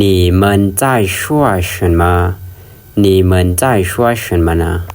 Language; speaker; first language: Chinese; non-native, fluent; Lao